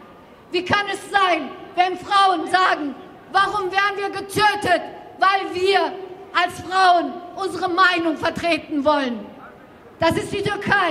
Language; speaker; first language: German; non-native, fluent; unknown